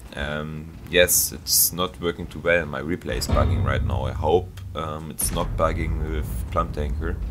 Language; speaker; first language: English; non-native, fluent; German